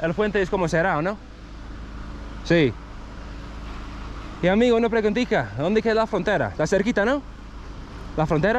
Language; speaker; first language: Spanish; non-native, fluent; English